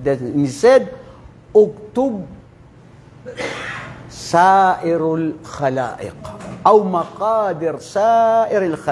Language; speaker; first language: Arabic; non-native, fluent; Filipino